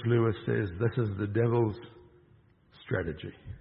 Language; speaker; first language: English; native; English